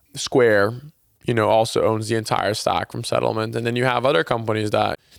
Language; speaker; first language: English; non-native, fluent; Portuguese